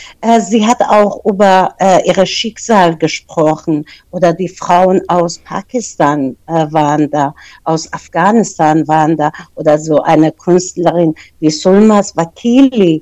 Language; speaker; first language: German; non-native, fluent; Persian